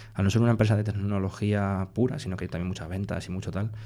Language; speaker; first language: Spanish; native; Spanish